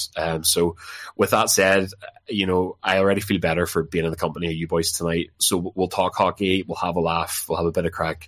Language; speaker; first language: English; native; English